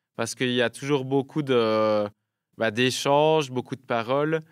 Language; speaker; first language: French; native; French